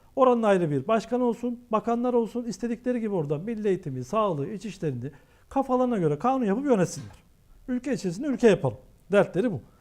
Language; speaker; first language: Turkish; native; Turkish